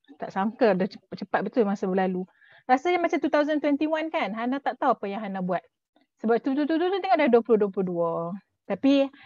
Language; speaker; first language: Malay; native; Malay